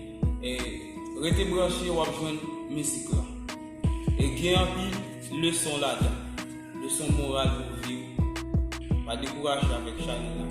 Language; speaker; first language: French; non-native, learner; Haitian Creole